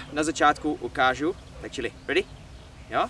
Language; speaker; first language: Czech; non-native, learner; English